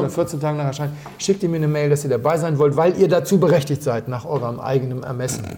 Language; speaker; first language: German; native; German